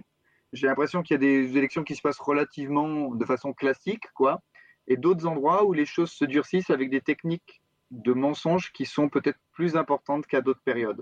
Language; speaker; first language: French; native; French